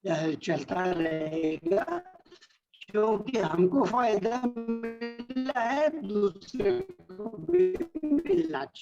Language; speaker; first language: Hindi; native; Hindi